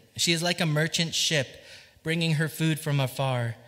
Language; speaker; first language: English; early bilingual, other home language; Vietnamese